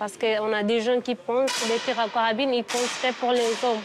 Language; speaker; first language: French; non-native, learner; Tigrinya